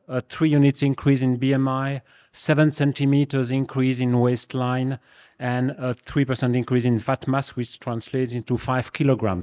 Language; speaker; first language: English; non-native, fluent; French